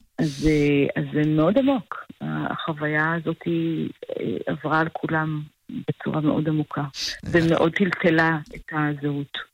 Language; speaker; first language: Hebrew; native; Hebrew